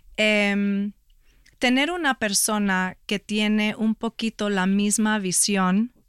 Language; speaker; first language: Spanish; early bilingual, heritage; Spanish